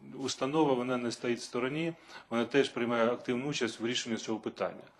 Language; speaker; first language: Ukrainian; non-native, local second language; Russian